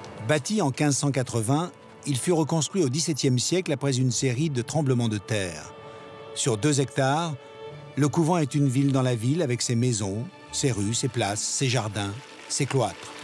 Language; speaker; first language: French; native; French